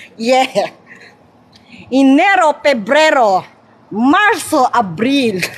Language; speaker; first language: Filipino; non-native, local second language; Cebuano